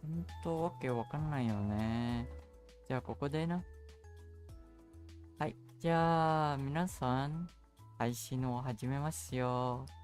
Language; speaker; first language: Japanese; non-native, learner; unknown